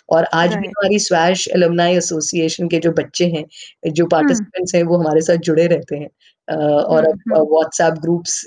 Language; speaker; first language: Hindi; native; Hindi